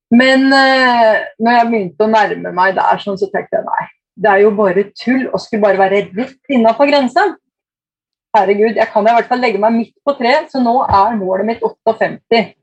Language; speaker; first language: Norwegian; native; Norwegian